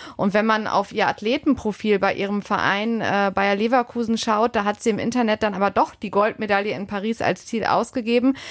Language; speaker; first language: German; native; German